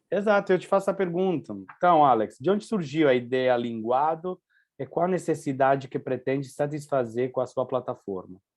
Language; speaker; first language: Portuguese; non-native, fluent; Italian